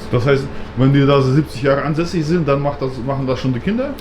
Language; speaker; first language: German; native; German